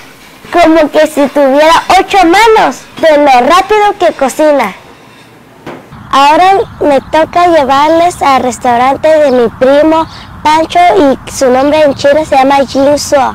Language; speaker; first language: Spanish; early bilingual, other home language; Cantonese